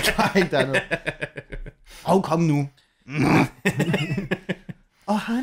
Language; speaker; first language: Danish; native; Danish